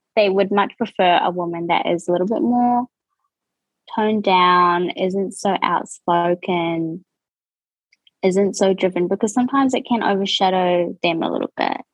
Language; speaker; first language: English; native; English